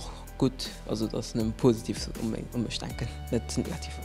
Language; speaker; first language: German; non-native, local second language; Luxembourgish